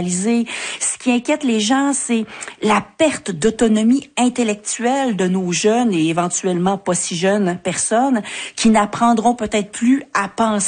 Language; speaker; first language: French; native; French